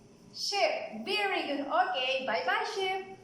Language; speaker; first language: English; non-native, fluent; Spanish